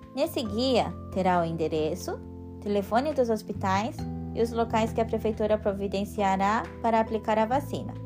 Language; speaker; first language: Portuguese; non-native, fluent; Japanese